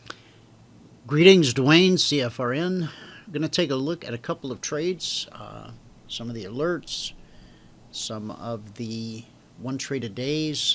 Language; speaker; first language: English; native; English